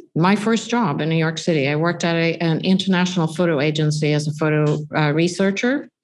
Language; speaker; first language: English; non-native, fluent; Swedish